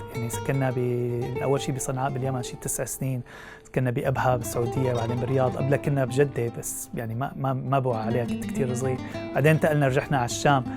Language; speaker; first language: Arabic; native; Arabic